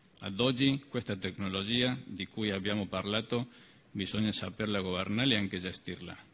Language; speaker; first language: Italian; early bilingual, heritage; Italian